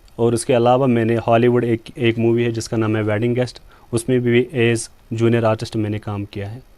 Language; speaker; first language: Hindi; non-native, local second language; Kashmiri